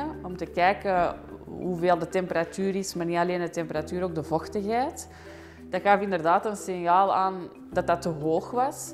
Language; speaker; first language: Dutch; native; Dutch